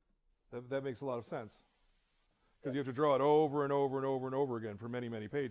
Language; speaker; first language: English; native; English